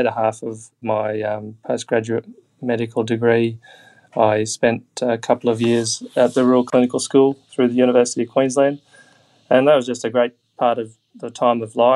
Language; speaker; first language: English; native; English